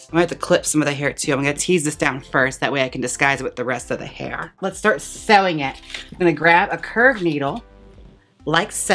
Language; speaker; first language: English; native; English